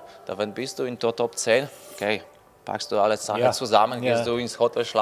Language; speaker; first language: German; non-native, learner; Polish